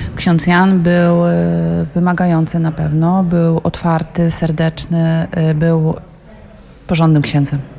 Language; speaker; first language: Polish; native; Polish